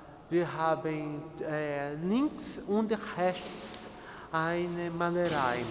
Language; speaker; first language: German; non-native, learner; Portuguese